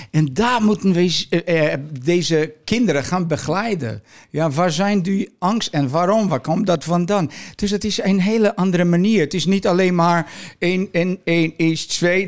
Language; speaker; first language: Dutch; non-native, fluent; Portuguese